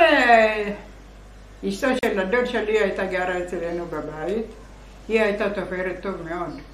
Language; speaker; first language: Hebrew; non-native, fluent; Arabic